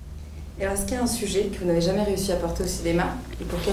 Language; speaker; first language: French; native; French